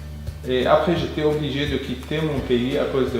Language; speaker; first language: French; non-native, fluent; Arabic